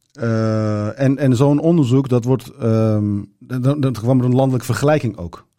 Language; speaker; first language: Dutch; early bilingual, other home language; Turkish